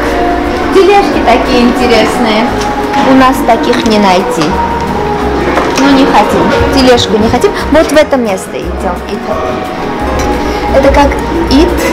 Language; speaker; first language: Russian; non-native, local second language; Armenian